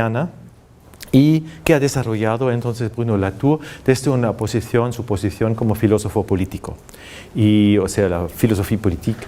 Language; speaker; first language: Spanish; non-native, fluent; German